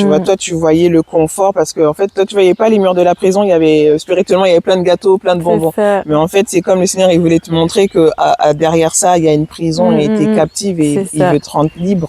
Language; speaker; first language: French; native; French